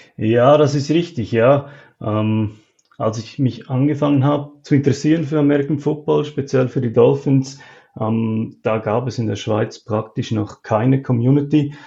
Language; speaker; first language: German; native; German